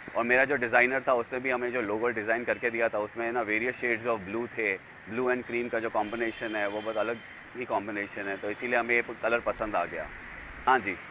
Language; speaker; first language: Hindi; native; Hindi